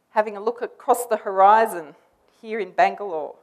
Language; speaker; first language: English; native; English